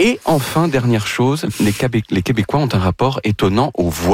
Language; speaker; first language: French; native; French